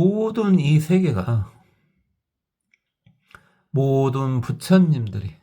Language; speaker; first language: Korean; native; Korean